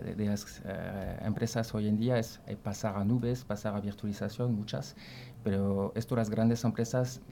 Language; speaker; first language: Spanish; non-native, fluent; French